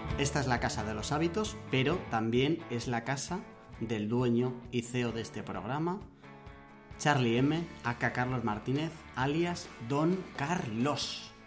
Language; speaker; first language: Spanish; native; Spanish